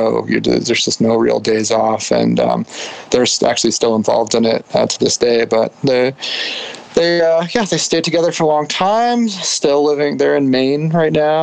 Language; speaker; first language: English; native; English